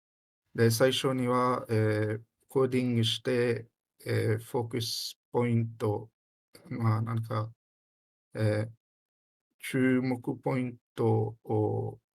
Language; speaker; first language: Japanese; non-native, learner; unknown